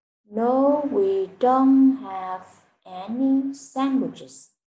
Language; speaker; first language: English; non-native, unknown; Vietnamese